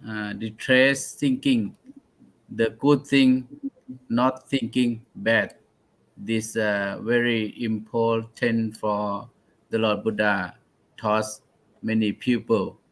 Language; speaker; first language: English; non-native, learner; Thai